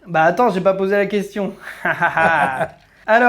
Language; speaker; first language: French; native; French